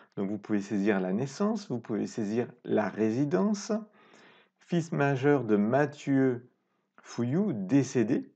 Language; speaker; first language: French; native; French